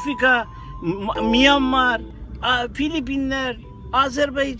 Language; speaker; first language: Arabic; non-native, learner; Turkish